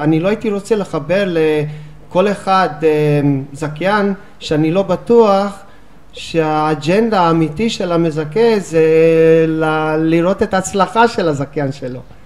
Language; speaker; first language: Hebrew; non-native, fluent; English